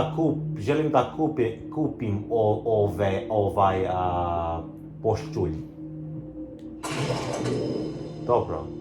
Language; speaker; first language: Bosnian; early bilingual, heritage; Bosnian